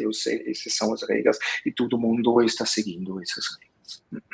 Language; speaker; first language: Portuguese; non-native, fluent; Swiss German